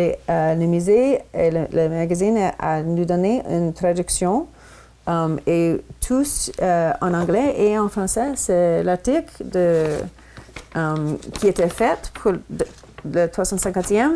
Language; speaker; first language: French; non-native, local second language; English